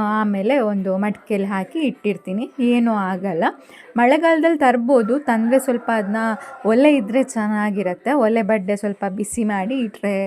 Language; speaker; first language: Kannada; native; Kannada